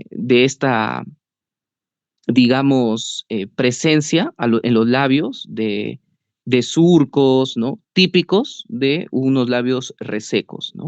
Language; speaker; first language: Spanish; native; Spanish